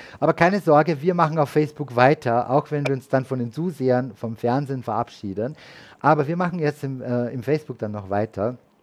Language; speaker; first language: German; native; German